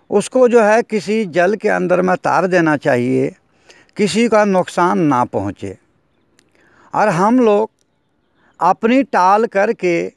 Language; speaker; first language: Hindi; native; Hindi